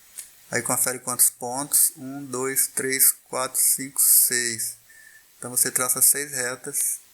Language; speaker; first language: Portuguese; native; Portuguese